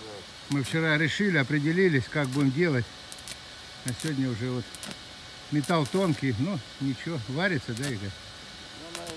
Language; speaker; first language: Russian; native; Russian